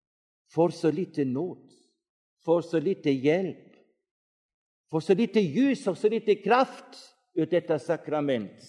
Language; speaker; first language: Swedish; non-native, fluent; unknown